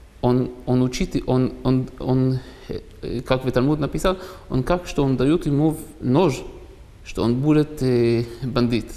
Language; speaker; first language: Russian; non-native, learner; Hebrew